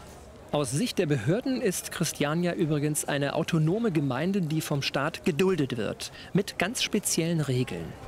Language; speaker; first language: German; native; German